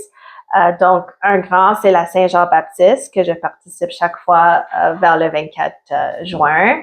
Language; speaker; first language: French; early bilingual, other home language; Italian